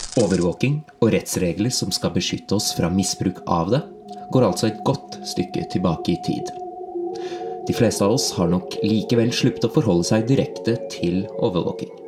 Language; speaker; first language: Norwegian; native; Norwegian